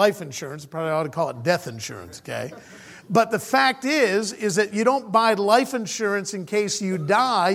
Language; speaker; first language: English; native; English